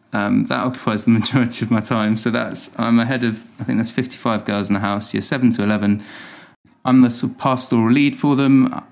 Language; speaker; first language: English; native; English